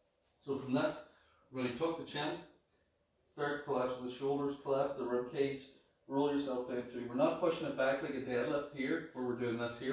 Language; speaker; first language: English; native; English